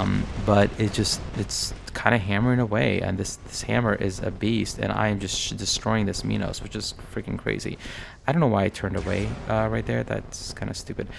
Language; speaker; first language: English; native; English